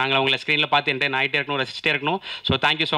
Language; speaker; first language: Tamil; native; Tamil